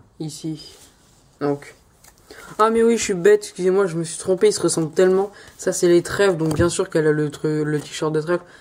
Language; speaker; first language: French; native; French